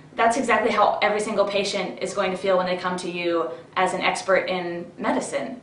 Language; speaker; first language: English; native; English